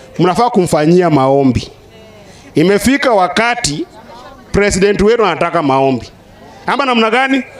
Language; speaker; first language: Swahili; non-native, local second language; Luo (Kenya and Tanzania)